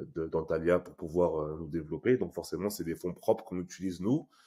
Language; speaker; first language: French; native; French